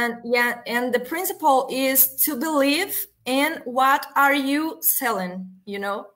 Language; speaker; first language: English; non-native, learner; Portuguese